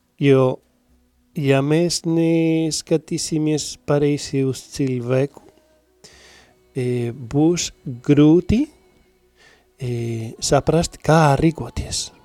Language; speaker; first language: Latvian; non-native, learner; Spanish